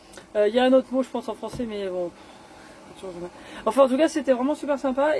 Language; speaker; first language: French; native; French